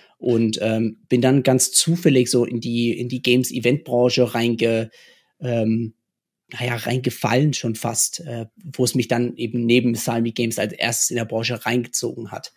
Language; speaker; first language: German; early bilingual, other home language; English